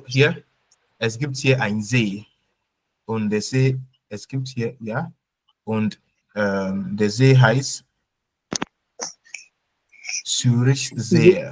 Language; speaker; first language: German; non-native, fluent; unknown